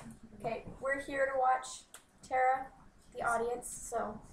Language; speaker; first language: English; native; English